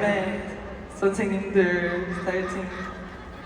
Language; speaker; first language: Korean; non-native, fluent; Filipino